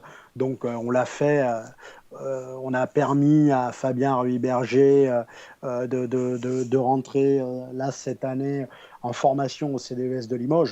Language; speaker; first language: French; native; French